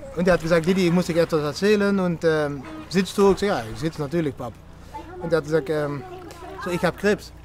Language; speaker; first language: German; non-native, learner; Dutch